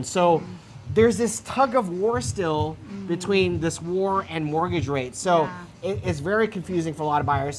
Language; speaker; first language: English; native; English